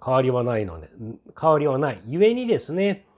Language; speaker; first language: Japanese; native; Japanese